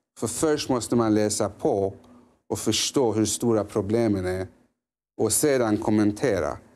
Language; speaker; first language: Swedish; early bilingual, other home language; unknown